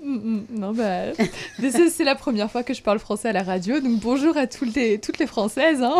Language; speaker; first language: French; native; French